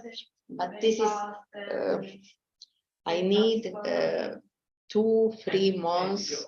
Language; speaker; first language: English; non-native, learner; Slovak